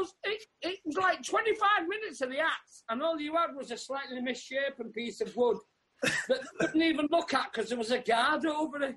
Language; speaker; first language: English; native; English